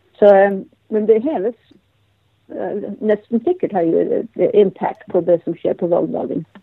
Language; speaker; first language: Norwegian; non-native, fluent; English